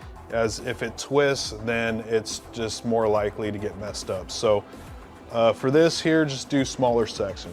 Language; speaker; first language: English; native; English